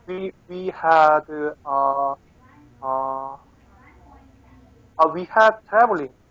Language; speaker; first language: English; non-native, learner; Korean